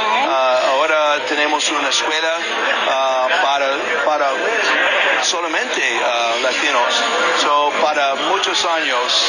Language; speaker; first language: Spanish; non-native, learner; English